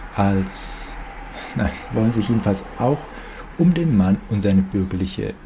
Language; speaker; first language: German; native; German